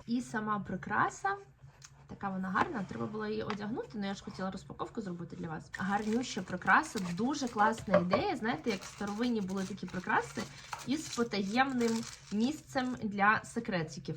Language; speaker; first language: Ukrainian; native; Ukrainian